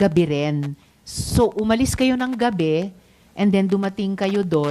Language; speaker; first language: Filipino; native; Filipino